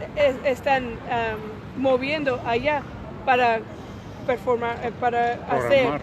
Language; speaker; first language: Spanish; non-native, learner; English